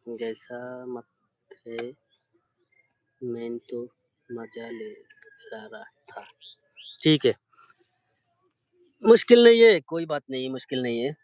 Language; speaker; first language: Hindi; non-native, learner; Bangla